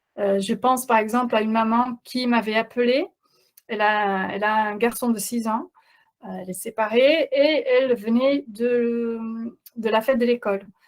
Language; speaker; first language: French; non-native, fluent; Dutch